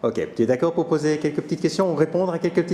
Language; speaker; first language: French; native; French